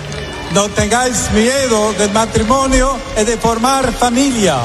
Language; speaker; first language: Spanish; non-native, fluent; English